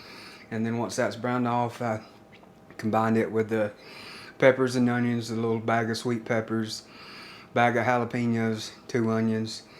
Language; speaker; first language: English; native; English